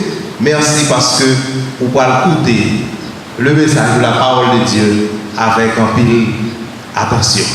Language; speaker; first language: French; non-native, learner; Haitian Creole